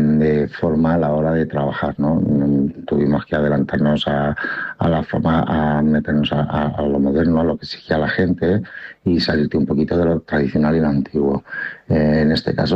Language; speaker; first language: Spanish; native; Spanish